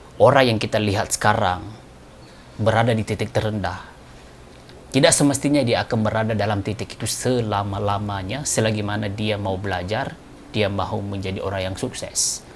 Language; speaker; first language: Malay; native; Malay